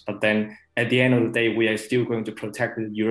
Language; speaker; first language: English; non-native, local second language; Cantonese